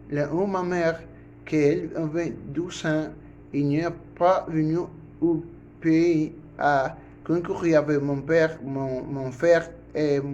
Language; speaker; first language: French; non-native, learner; Spanish